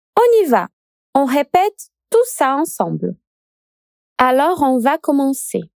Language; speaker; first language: French; non-native, fluent; Portuguese